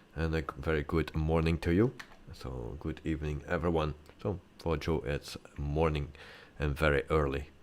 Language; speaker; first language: English; non-native, fluent; Dutch